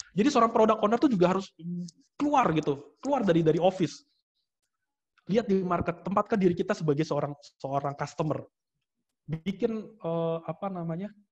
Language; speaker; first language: Indonesian; native; Indonesian